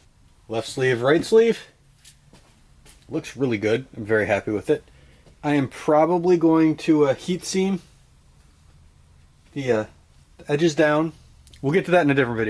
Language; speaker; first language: English; native; English